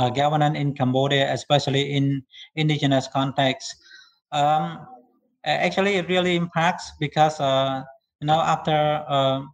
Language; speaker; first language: English; non-native, learner; Khmer